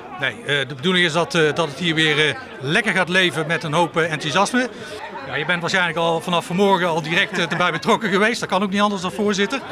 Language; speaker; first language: Dutch; native; Dutch